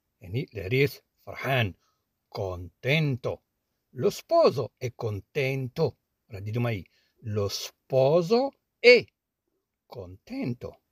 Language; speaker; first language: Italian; non-native, fluent; Arabic